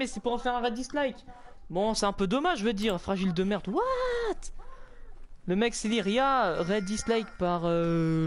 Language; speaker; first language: French; native; French